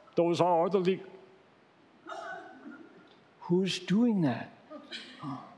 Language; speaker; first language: English; native; English